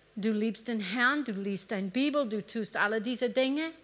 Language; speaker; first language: German; non-native, fluent; English